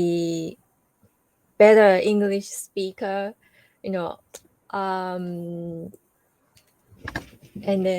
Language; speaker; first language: English; non-native, learner; Japanese